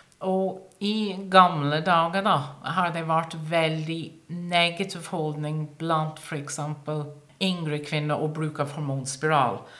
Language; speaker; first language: Norwegian; non-native, fluent; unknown